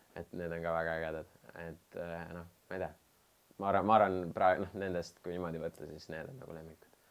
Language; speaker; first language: Estonian; non-native, local second language; Russian